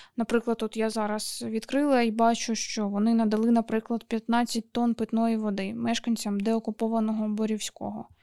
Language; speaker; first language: Ukrainian; native; Ukrainian